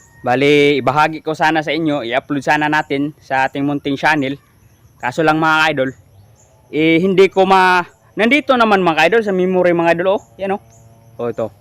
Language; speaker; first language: Filipino; non-native, local second language; Cebuano